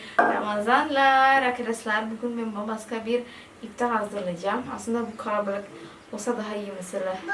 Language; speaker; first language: Turkish; non-native, learner; Indonesian